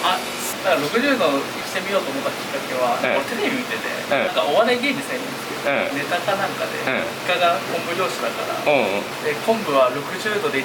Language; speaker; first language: Japanese; native; Japanese